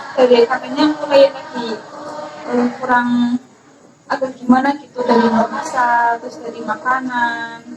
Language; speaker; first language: Indonesian; non-native, local second language; Javanese